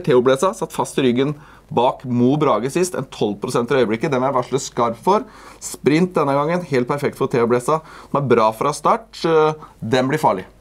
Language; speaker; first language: Norwegian; native; Norwegian